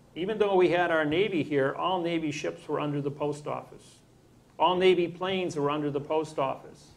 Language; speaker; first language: English; native; English